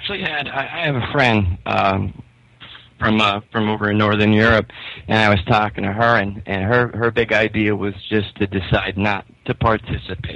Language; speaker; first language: English; native; English